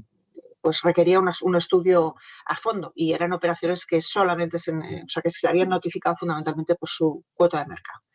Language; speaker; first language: Spanish; native; Spanish